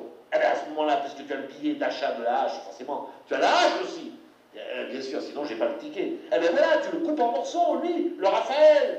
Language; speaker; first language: French; native; French